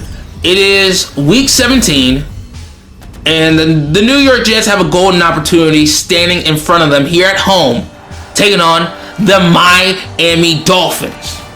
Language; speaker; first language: English; native; English